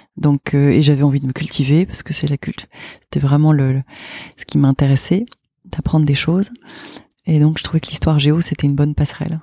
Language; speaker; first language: French; native; French